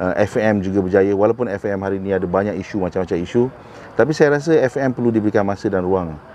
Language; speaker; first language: Malay; native; Malay